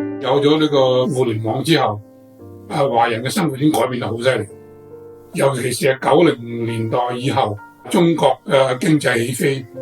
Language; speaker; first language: Cantonese; native; Cantonese